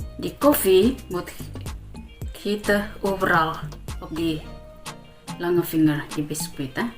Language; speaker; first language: Dutch; non-native, learner; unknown